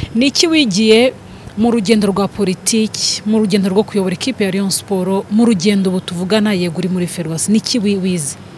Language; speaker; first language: Kinyarwanda; native; Kinyarwanda